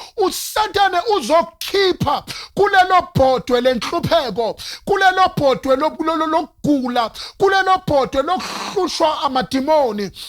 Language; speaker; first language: Zulu; non-native, local second language; Northern Sotho